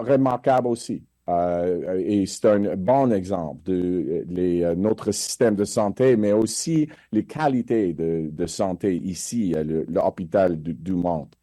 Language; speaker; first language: French; non-native, fluent; English